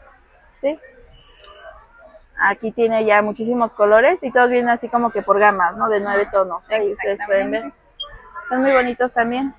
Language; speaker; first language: Spanish; native; Spanish